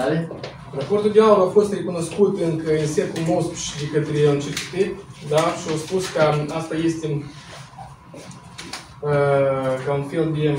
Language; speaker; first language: Romanian; non-native, local second language; Russian